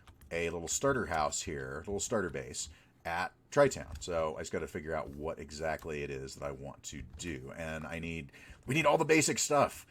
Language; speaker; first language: English; native; English